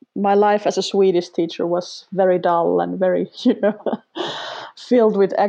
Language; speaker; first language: English; non-native, fluent; Finnish